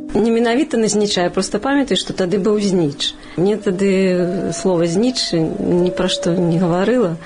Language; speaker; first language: Belarusian; non-native, local second language; Russian